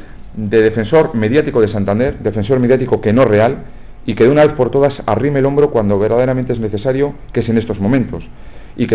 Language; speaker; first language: Spanish; native; Spanish